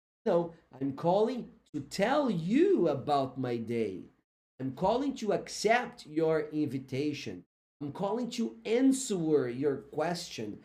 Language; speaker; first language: English; non-native, fluent; Portuguese